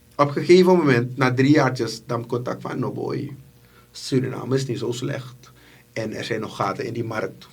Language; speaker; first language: Dutch; native; Dutch